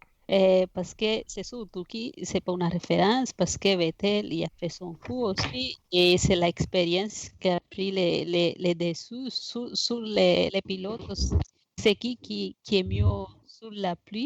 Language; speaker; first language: French; non-native, fluent; Spanish